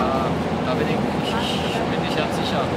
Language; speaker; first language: German; native; German